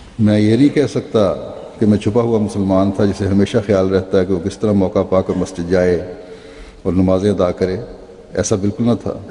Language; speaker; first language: Urdu; native; Urdu